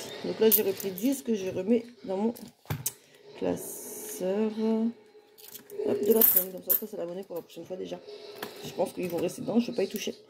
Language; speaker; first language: French; native; French